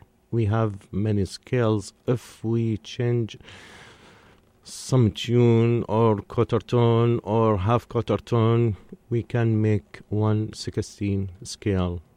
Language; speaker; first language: English; non-native, learner; Arabic